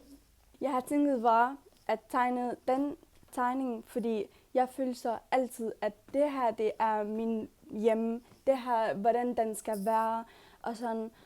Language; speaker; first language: Danish; non-native, learner; Arabic